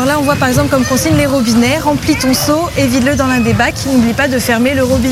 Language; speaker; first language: French; native; French